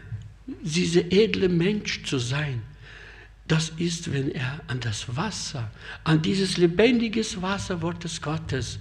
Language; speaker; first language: German; non-native, fluent; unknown